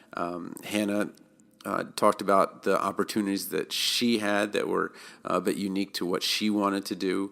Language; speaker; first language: English; native; English